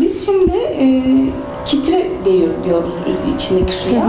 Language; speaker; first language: Turkish; native; Turkish